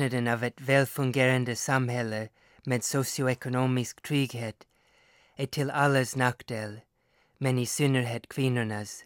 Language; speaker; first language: Swedish; non-native, fluent; English